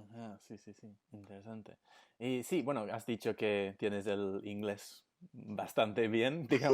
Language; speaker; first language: Spanish; non-native, fluent; English